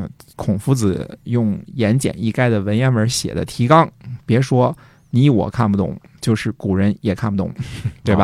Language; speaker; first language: Chinese; native; Chinese